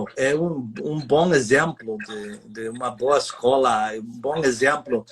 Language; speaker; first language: Portuguese; non-native, fluent; English